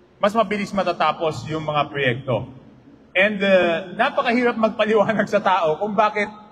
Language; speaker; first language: Filipino; native; Filipino